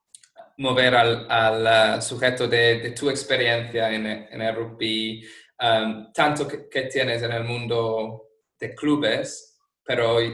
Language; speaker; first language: Spanish; non-native, fluent; English